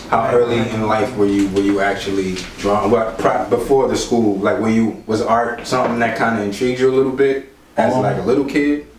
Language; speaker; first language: English; native; English